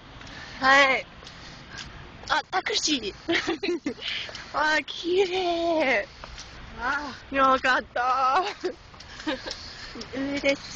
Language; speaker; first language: Japanese; non-native, learner; English